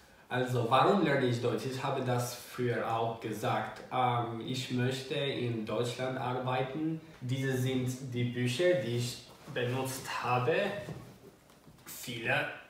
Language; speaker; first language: German; non-native, learner; Albanian